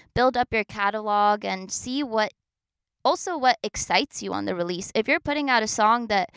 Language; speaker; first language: English; native; English